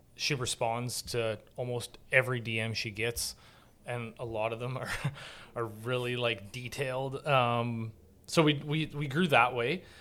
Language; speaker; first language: English; native; English